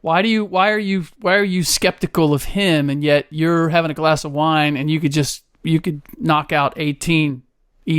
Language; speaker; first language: English; native; English